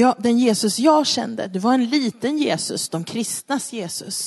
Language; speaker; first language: Swedish; non-native, fluent; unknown